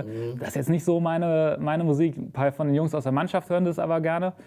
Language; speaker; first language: German; native; German